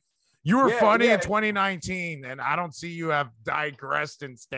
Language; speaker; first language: English; early bilingual, other home language; Spanish